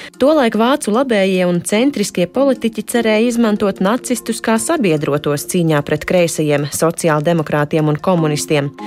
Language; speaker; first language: Latvian; native; Latvian